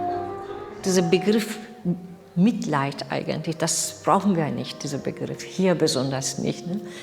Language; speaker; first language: German; non-native, learner; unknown